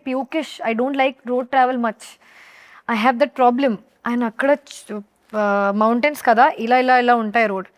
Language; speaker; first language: Telugu; non-native, learner; Hindi